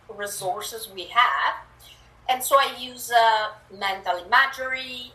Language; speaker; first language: English; non-native, fluent; Italian